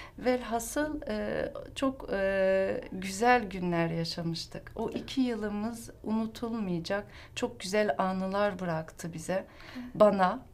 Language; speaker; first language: Turkish; early bilingual, heritage; Turkish